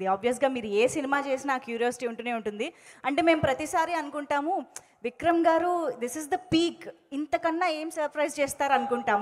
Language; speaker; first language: Telugu; native; Telugu